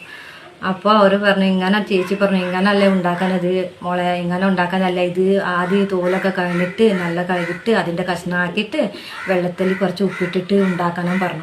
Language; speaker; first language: Malayalam; non-native, local second language; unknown